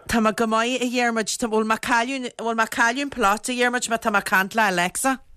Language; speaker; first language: Irish; native; Irish